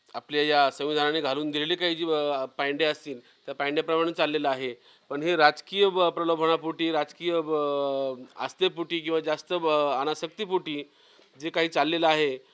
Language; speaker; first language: Marathi; native; Marathi